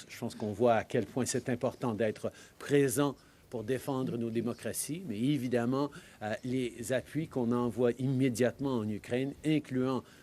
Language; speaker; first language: French; native; French